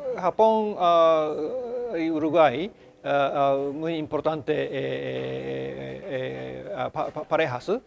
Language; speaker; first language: Spanish; non-native, learner; Japanese